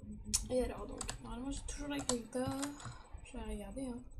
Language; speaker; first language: French; native; French